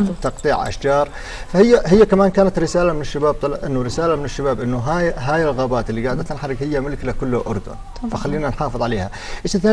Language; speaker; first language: Arabic; native; Arabic